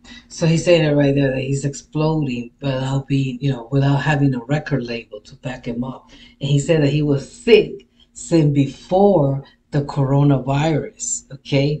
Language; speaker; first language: English; early bilingual, other home language; Spanish